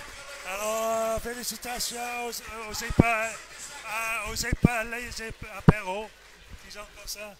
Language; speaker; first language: French; non-native, fluent; English